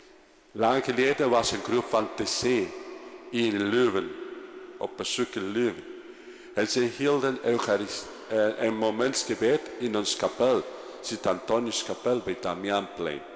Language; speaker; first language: Dutch; non-native, fluent; Spanish